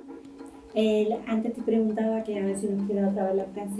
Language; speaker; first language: Spanish; native; Spanish